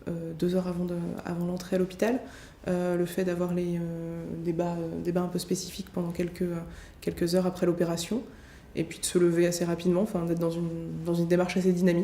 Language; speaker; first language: French; native; French